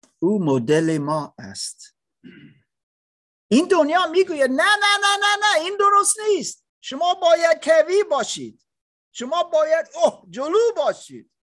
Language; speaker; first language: Persian; non-native, learner; English